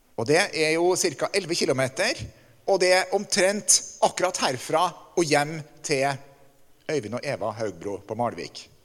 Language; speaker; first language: Norwegian; native; Norwegian